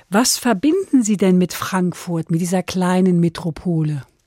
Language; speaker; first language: German; native; German